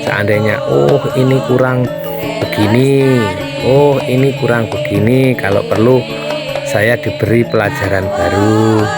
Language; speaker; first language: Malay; non-native, local second language; Javanese